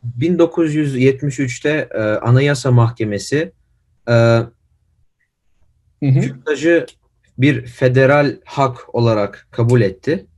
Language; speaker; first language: Turkish; early bilingual, heritage; Turkish